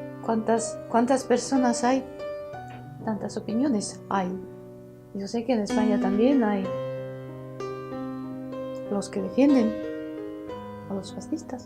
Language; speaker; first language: Spanish; early bilingual, heritage; Spanish